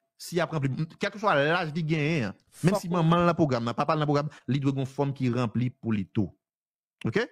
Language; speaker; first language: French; non-native, local second language; Haitian Creole